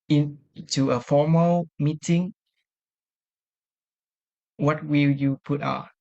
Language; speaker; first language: English; non-native, fluent; Vietnamese